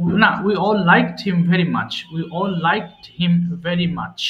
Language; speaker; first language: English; non-native, fluent; Bangla